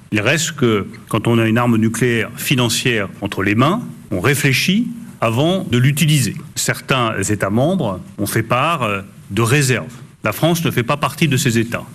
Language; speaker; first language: French; native; French